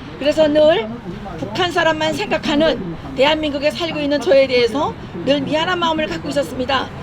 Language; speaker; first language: Korean; native; Korean